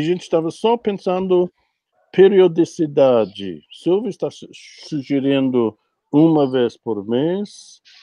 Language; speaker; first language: Portuguese; non-native, fluent; English